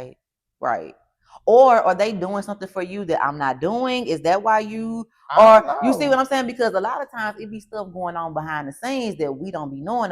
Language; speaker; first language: English; native; English